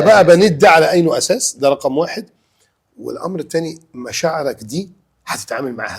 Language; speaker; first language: Arabic; native; Arabic